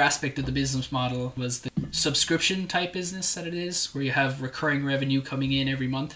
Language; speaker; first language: English; native; English